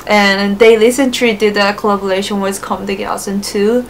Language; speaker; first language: English; non-native, fluent; Japanese